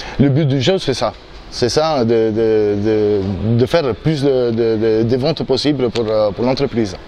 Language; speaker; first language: French; non-native, fluent; Italian